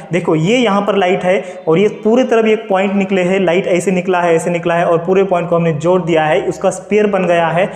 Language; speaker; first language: Hindi; non-native, local second language; Marathi